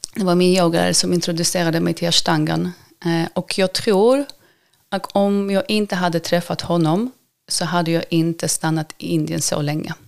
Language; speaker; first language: Swedish; early bilingual, other home language; Polish